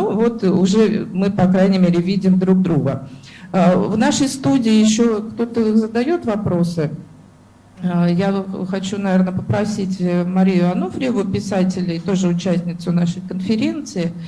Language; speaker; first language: Russian; native; Russian